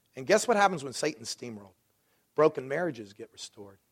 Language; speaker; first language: English; native; English